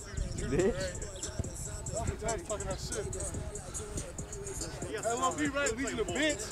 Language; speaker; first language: English; native; English